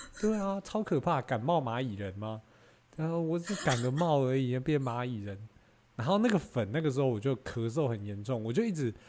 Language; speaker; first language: Chinese; native; Chinese